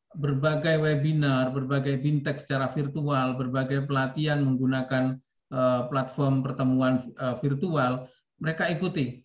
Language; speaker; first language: Indonesian; native; Indonesian